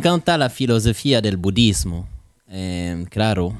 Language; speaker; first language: Spanish; non-native, learner; French